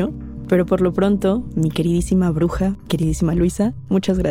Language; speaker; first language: Spanish; native; Spanish